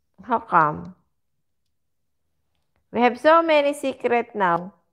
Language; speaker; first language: English; non-native, learner; Filipino